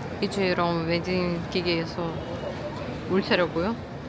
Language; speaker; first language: Korean; non-native, learner; Russian